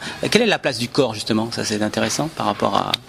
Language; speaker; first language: French; native; French